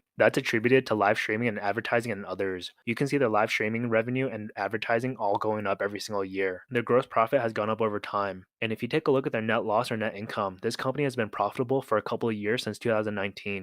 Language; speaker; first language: English; native; English